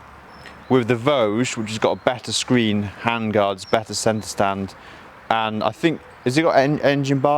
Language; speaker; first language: English; native; English